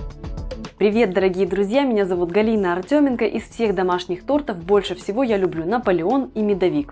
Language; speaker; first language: Russian; native; Russian